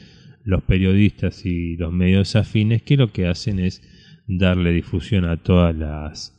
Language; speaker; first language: Spanish; native; Spanish